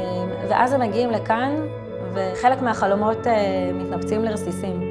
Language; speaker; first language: Hebrew; native; Hebrew